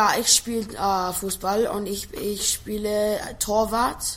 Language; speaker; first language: German; non-native, learner; English